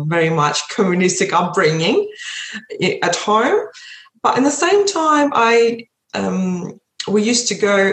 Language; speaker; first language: English; early bilingual, other home language; Russian